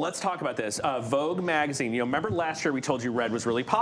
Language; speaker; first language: English; native; English